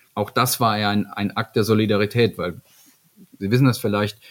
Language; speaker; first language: German; native; German